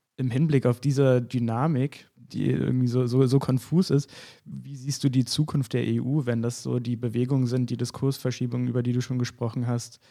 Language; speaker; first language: German; native; German